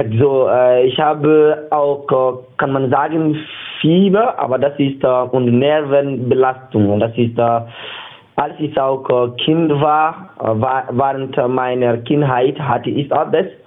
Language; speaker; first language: German; non-native, learner; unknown